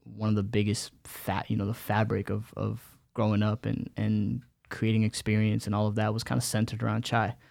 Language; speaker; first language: English; early bilingual, other home language; Bangla